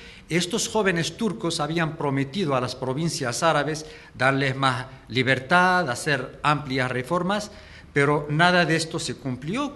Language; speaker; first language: Spanish; non-native, fluent; Arabic